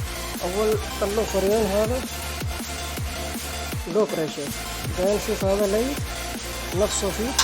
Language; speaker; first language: Arabic; non-native, learner; Punjabi